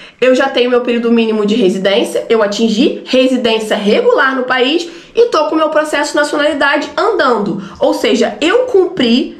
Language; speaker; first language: Portuguese; native; Portuguese